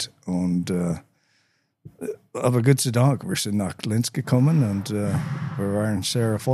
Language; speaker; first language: German; non-native, learner; English